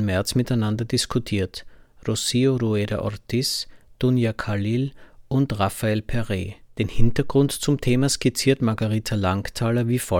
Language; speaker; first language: German; native; German